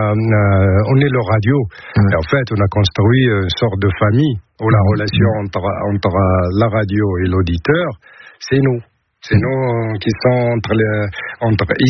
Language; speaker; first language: French; non-native, local second language; Arabic